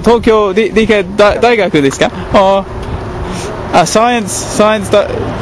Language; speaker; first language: Japanese; non-native, learner; English